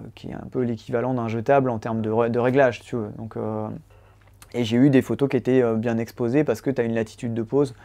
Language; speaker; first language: French; native; French